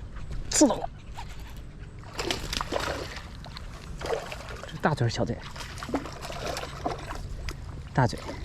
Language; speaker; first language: Chinese; native; Chinese